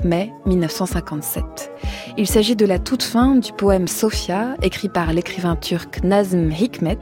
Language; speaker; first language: French; native; French